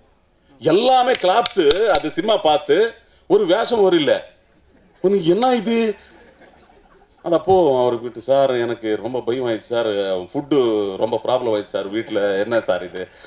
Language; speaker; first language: Tamil; non-native, learner; Telugu